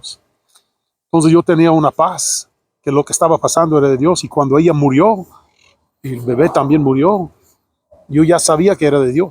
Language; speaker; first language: Spanish; non-native, fluent; English